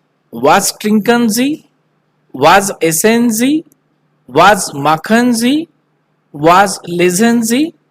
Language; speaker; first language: German; non-native, fluent; Marathi